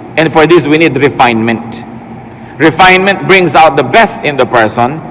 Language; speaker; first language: English; non-native, local second language; Filipino